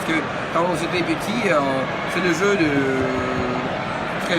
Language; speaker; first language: French; non-native, learner; Russian